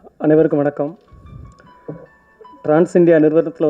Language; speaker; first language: Tamil; native; Tamil